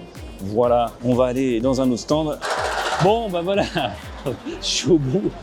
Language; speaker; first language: French; native; French